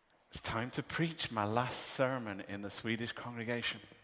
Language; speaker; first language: English; native; English